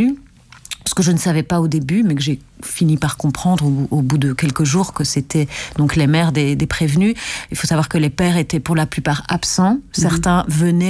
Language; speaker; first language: French; native; French